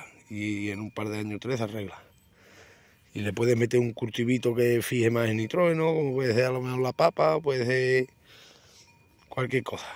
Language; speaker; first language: Spanish; native; Spanish